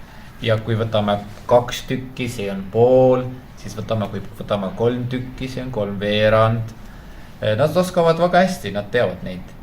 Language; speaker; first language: Estonian; non-native, fluent; Turkish